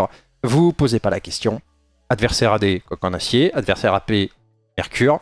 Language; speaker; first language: French; native; French